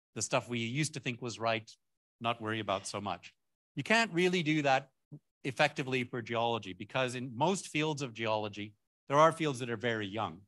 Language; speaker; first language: English; native; English